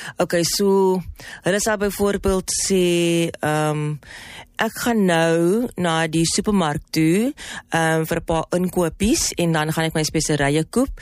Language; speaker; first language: Afrikaans; non-native, local second language; English